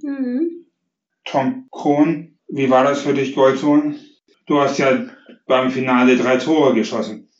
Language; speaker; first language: German; native; German